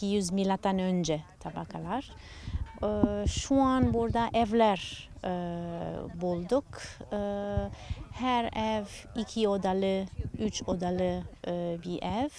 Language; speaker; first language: Turkish; non-native, learner; Italian